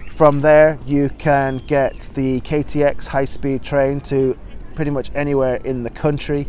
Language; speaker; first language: English; native; English